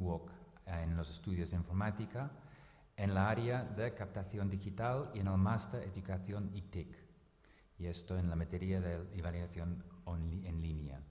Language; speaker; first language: Spanish; non-native, local second language; Catalan